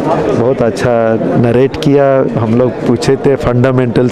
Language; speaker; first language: Hindi; non-native, local second language; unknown